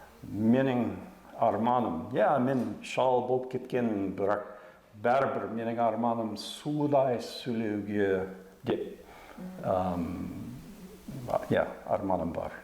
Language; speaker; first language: Kazakh; non-native, fluent; English